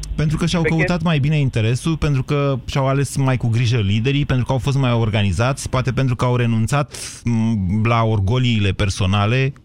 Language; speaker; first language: Romanian; native; Romanian